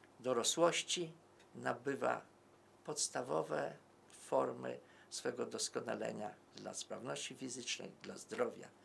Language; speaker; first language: Polish; native; Polish